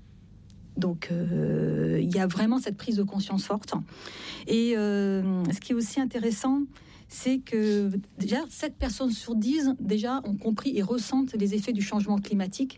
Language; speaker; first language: French; native; French